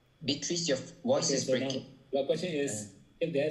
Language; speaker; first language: English; non-native, learner; Vietnamese